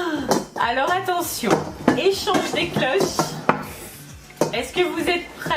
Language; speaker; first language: French; native; French